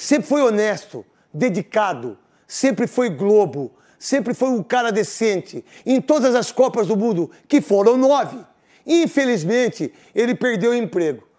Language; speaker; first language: Portuguese; native; Portuguese